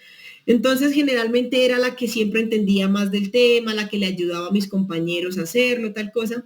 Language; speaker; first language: Spanish; native; Spanish